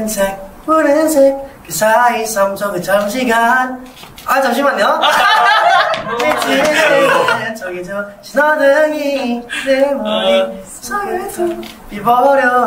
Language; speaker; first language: Korean; non-native, learner; Indonesian